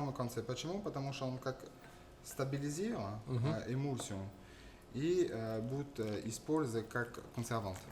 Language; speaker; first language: Russian; non-native, fluent; French